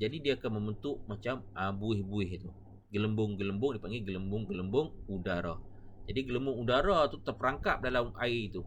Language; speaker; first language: Malay; native; Malay